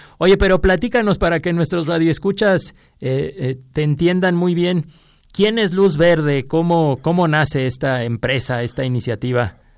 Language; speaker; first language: Spanish; native; Spanish